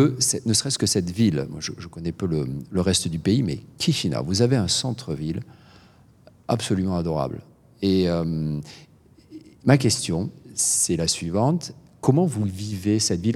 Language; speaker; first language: French; native; French